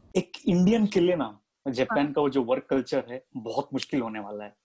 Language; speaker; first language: Hindi; native; Hindi